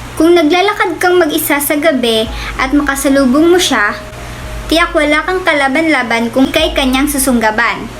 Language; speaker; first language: Filipino; non-native, local second language; Cebuano